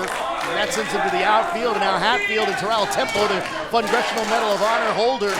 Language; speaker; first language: English; native; English